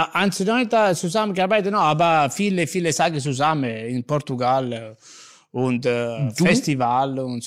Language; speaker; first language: German; non-native, learner; Italian